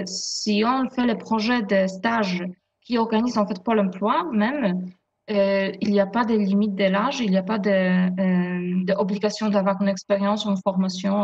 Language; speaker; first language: French; non-native, fluent; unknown